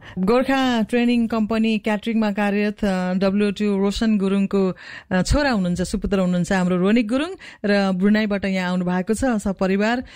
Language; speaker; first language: Nepali; native; Nepali